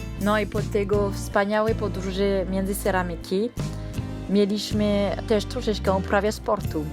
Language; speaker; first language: Polish; non-native, learner; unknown